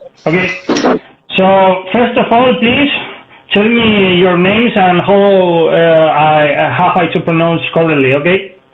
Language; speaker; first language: English; non-native, learner; Spanish